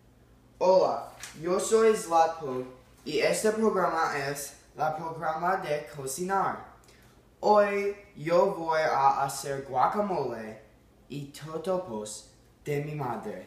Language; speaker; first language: Spanish; non-native, learner; English